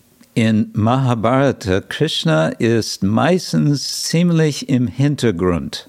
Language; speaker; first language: German; non-native, fluent; English